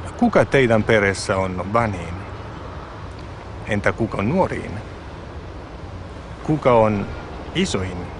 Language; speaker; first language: Finnish; non-native, fluent; Italian